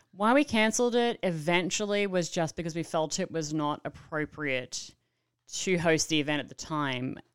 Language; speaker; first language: English; native; English